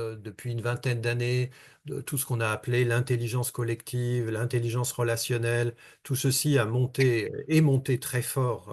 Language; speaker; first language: French; native; French